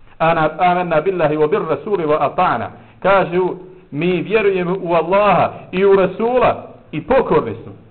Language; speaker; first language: Bosnian; native; Bosnian